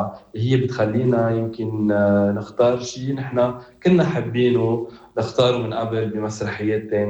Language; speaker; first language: Arabic; native; Arabic